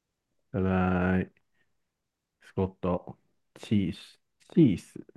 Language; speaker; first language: Japanese; non-native, fluent; Chinese